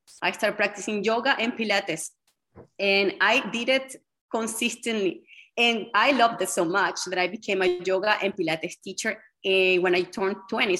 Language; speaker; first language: English; non-native, fluent; Spanish